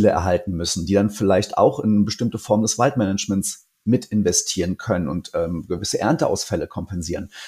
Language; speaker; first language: German; native; German